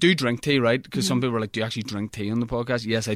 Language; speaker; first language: English; native; English